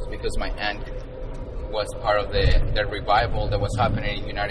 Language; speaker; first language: English; non-native, fluent; Spanish